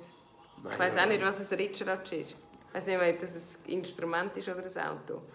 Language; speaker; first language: German; native; German